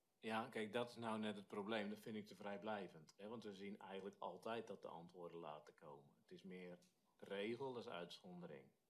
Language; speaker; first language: Dutch; native; Dutch